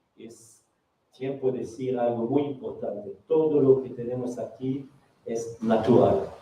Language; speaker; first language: Spanish; non-native, fluent; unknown